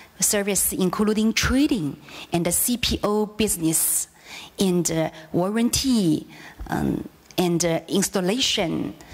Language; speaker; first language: English; non-native, fluent; Chinese